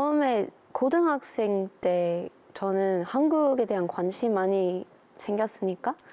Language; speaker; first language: Korean; non-native, learner; English